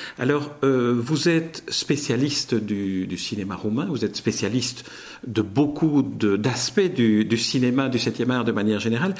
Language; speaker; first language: French; native; French